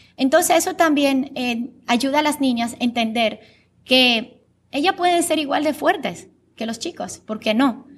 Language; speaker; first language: Spanish; early bilingual, other home language; Bulgarian